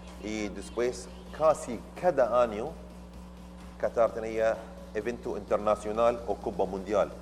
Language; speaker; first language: Spanish; non-native, learner; Arabic